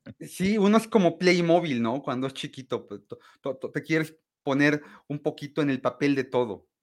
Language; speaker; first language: Spanish; native; Spanish